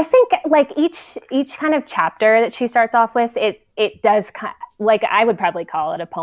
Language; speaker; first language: English; native; English